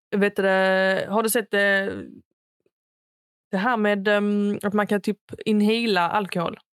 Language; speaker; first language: Swedish; native; Swedish